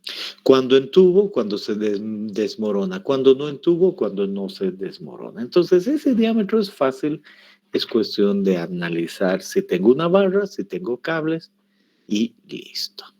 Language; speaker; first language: Spanish; native; Spanish